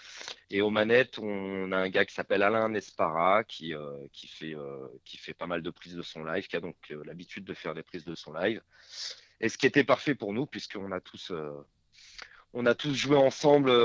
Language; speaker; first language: French; native; French